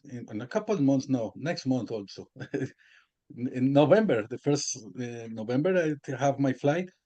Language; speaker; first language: English; non-native, learner; Spanish